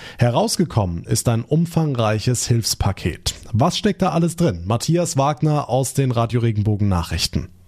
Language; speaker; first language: German; native; German